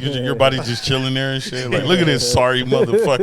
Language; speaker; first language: English; native; English